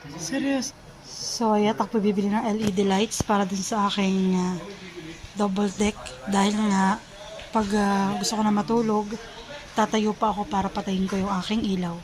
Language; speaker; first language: Filipino; native; Filipino